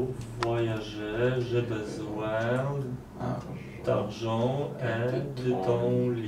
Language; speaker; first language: French; non-native, learner; Polish